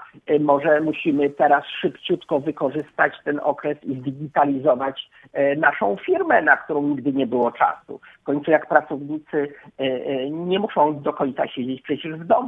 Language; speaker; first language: Polish; native; Polish